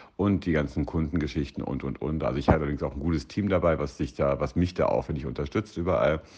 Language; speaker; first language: German; native; German